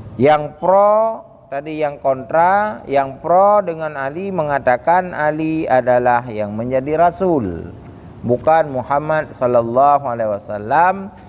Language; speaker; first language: Malay; non-native, local second language; Achinese